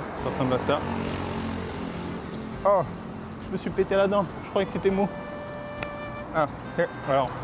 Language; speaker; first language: French; native; French